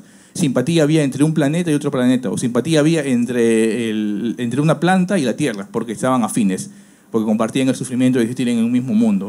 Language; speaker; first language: Spanish; native; Spanish